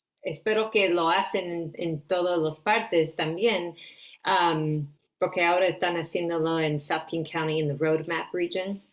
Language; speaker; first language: Spanish; early bilingual, heritage; Spanish